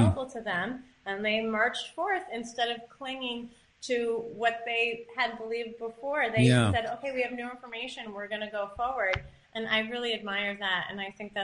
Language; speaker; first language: English; native; English